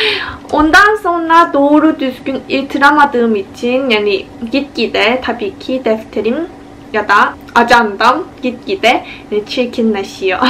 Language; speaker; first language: Turkish; non-native, fluent; Korean